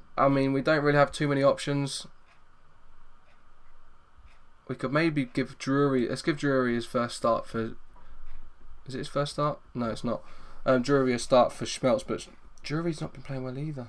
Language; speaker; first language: English; native; English